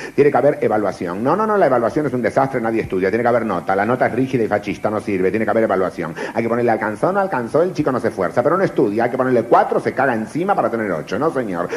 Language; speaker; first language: Spanish; native; Spanish